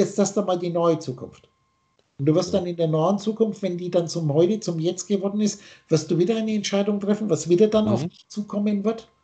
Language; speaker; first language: German; native; German